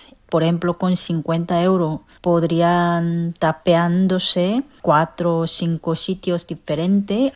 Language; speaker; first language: Spanish; non-native, fluent; Korean